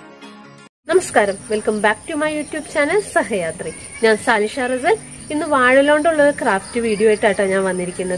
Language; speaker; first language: Malayalam; native; Malayalam